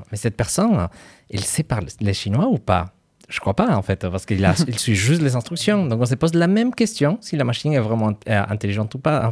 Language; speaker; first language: French; non-native, fluent; Spanish